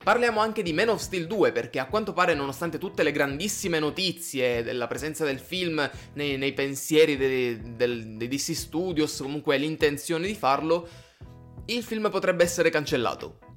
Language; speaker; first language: Italian; native; Italian